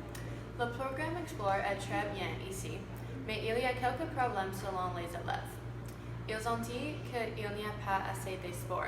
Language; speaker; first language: French; non-native, fluent; English